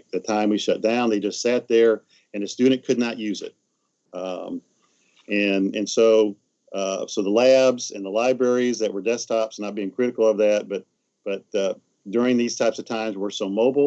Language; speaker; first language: English; native; English